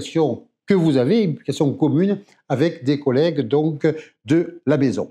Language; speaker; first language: French; native; French